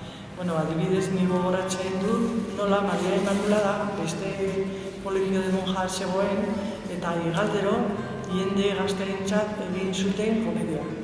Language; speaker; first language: Basque; non-native, local second language; Spanish